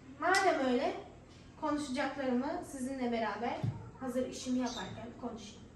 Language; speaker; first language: Turkish; native; Turkish